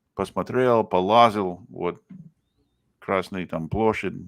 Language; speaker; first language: Russian; non-native, fluent; English